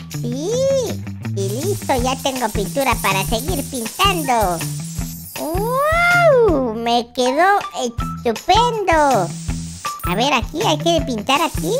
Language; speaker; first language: Spanish; native; Spanish